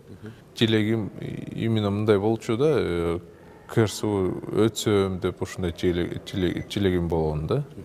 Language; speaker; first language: Kyrgyz; non-native, local second language; Russian